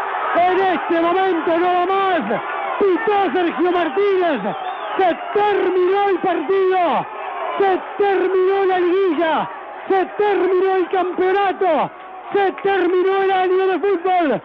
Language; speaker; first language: Spanish; native; Spanish